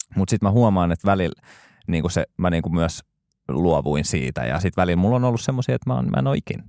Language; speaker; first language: Finnish; early bilingual, other home language; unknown